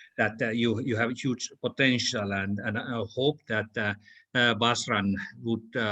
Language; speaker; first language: English; non-native, fluent; Finnish